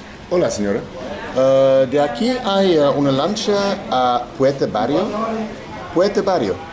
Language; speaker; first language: Spanish; non-native, learner; English